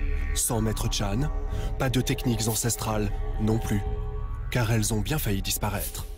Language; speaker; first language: French; native; French